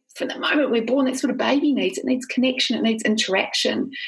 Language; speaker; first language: English; native; English